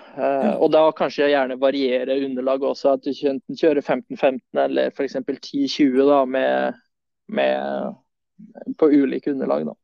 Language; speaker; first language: Norwegian; early bilingual, other home language; Swedish